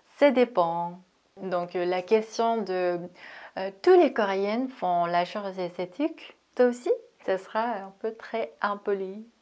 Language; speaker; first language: French; non-native, fluent; Korean